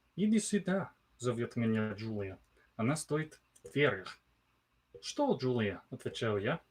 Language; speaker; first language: Russian; non-native, learner; English